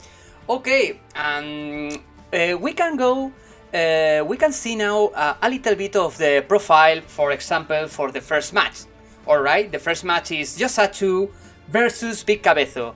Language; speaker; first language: English; non-native, learner; Spanish